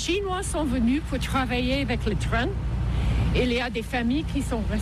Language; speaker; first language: French; non-native, learner; English